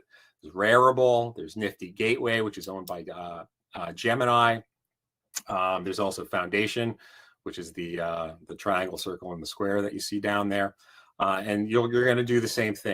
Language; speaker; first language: English; native; English